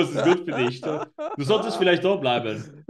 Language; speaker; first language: German; non-native, learner; Spanish